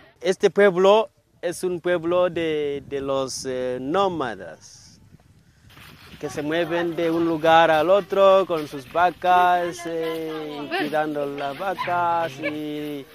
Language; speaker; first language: Spanish; non-native, fluent; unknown